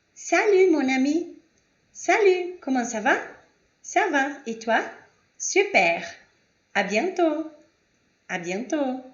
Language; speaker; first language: French; non-native, fluent; Portuguese